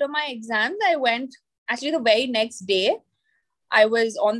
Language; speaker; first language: English; non-native, local second language; Marathi